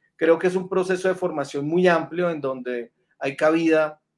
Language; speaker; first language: Spanish; native; Spanish